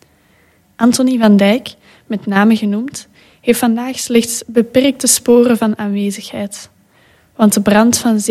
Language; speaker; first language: Dutch; native; Dutch